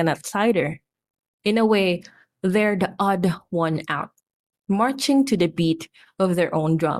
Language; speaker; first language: English; non-native, local second language; Filipino